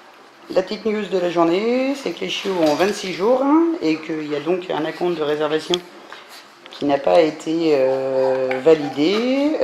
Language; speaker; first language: French; native; French